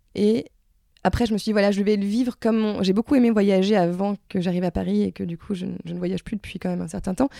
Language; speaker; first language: French; native; French